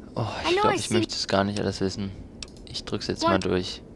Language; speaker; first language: German; native; German